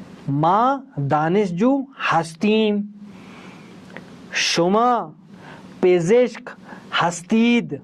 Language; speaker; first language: Persian; non-native, fluent; Urdu